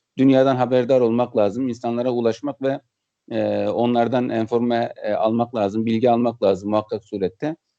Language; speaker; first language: Turkish; native; Turkish